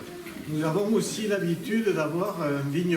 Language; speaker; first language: French; native; French